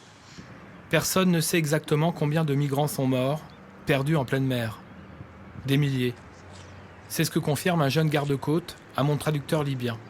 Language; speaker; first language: French; native; French